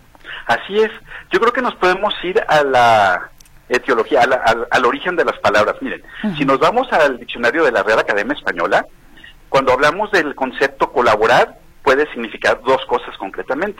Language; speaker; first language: Spanish; native; Spanish